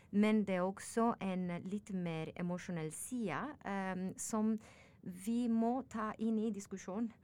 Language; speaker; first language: Norwegian; non-native, learner; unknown